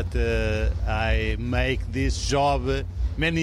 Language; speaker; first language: English; non-native, learner; Portuguese